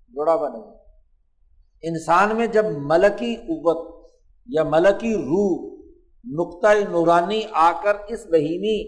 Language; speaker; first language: Urdu; non-native, local second language; Punjabi